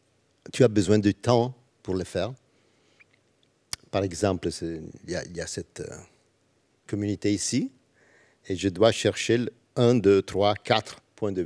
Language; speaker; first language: French; non-native, learner; Italian